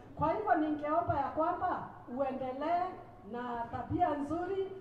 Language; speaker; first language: Swahili; non-native, local second language; Kikuyu